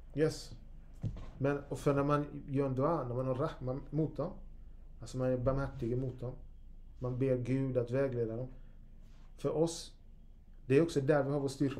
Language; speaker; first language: Swedish; native; Swedish